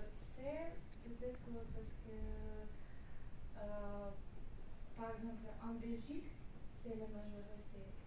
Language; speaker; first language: French; non-native, learner; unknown